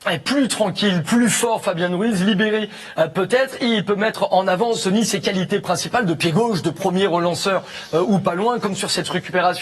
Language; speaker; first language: French; native; French